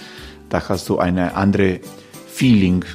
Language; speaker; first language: German; non-native, learner; Croatian